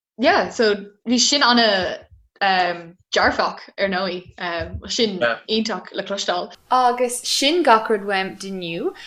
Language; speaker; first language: Irish; non-native, local second language; English